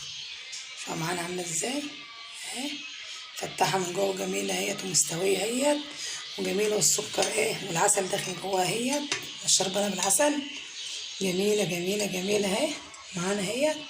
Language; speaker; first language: Arabic; native; Arabic